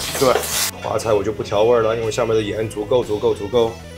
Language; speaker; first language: Chinese; native; Chinese